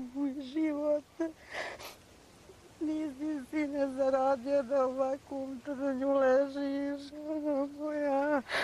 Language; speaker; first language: Bosnian; native; Bosnian